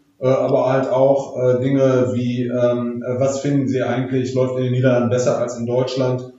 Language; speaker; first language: German; native; German